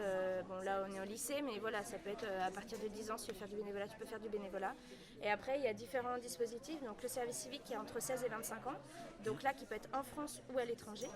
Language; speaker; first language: French; native; French